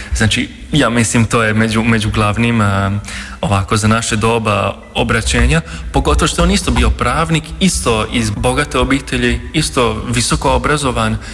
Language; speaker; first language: Bosnian; non-native, local second language; Hungarian